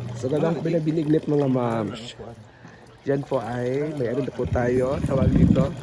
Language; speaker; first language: Filipino; non-native, local second language; Cebuano